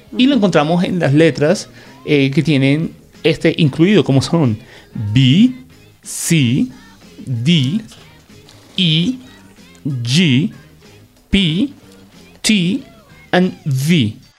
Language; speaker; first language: Spanish; native; Spanish